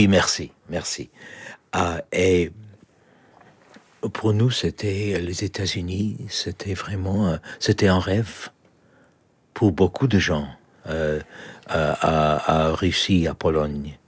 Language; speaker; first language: French; non-native, learner; Polish